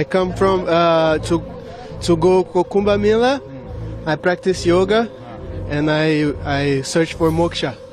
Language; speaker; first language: English; non-native, learner; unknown